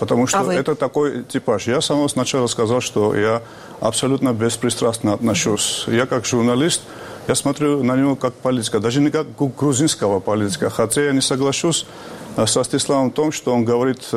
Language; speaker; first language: Ukrainian; non-native, learner; Georgian